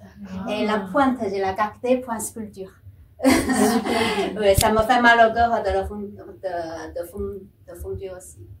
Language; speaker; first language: French; non-native, fluent; Chinese